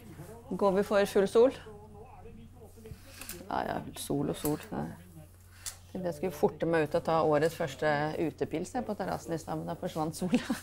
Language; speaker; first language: Norwegian; native; Norwegian